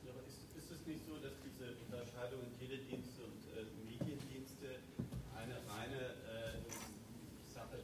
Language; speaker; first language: German; native; German